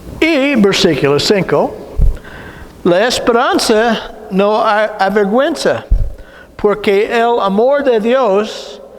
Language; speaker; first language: Spanish; non-native, learner; English